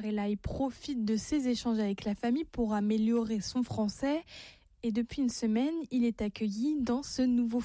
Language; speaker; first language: French; native; French